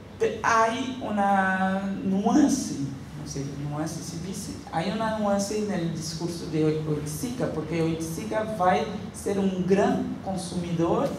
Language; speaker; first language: Spanish; non-native, fluent; Portuguese